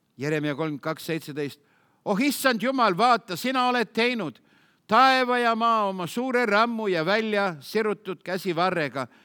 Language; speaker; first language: Estonian; native; Estonian